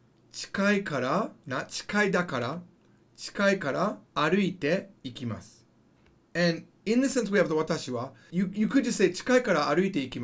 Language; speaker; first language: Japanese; non-native, fluent; English